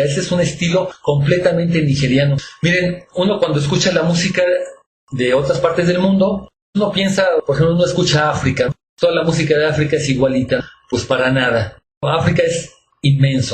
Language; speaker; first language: Spanish; native; Spanish